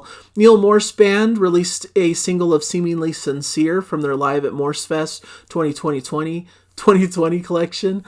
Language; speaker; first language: English; native; English